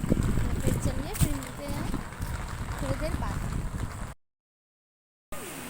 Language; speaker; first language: Hindi; native; Hindi